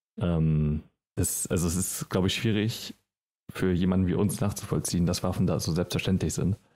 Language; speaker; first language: German; native; German